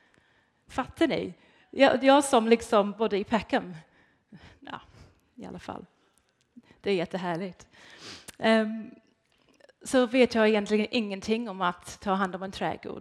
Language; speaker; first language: Swedish; non-native, fluent; English